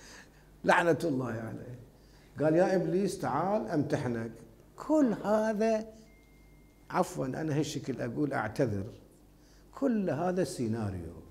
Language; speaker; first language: Arabic; native; Arabic